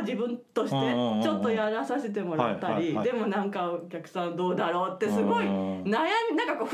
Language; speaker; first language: Japanese; native; Japanese